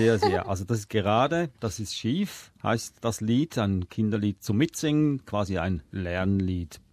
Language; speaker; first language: German; native; German